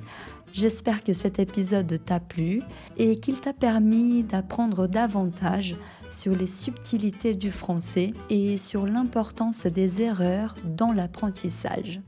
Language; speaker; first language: French; non-native, fluent; Portuguese